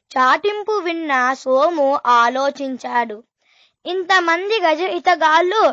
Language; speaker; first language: Telugu; native; Telugu